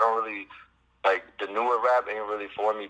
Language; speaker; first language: English; native; English